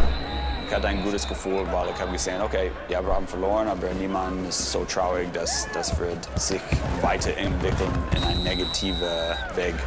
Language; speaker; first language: German; non-native, fluent; English